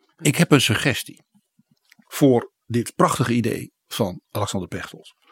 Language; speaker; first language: Dutch; native; Dutch